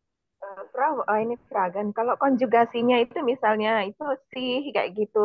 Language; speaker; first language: Indonesian; native; Indonesian